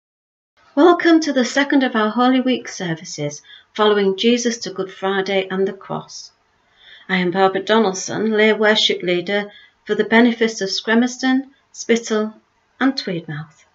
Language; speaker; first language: English; native; English